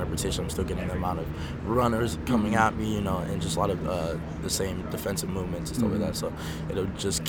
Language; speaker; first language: English; native; English